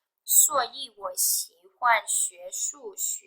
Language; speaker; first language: Chinese; non-native, fluent; English